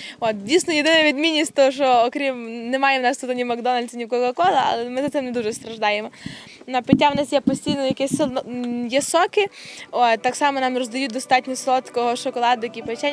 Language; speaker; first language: Ukrainian; native; Ukrainian